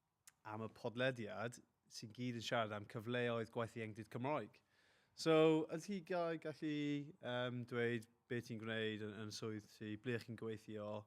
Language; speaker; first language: Welsh; non-native, local second language; English